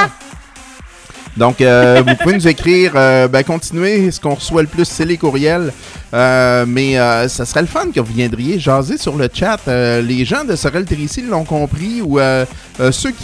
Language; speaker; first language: French; native; French